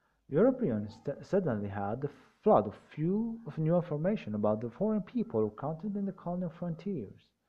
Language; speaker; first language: English; non-native, fluent; Arabic